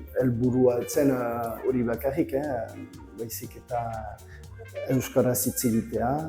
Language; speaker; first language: Basque; non-native, local second language; French